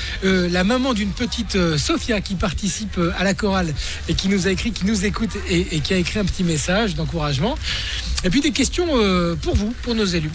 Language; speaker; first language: French; native; French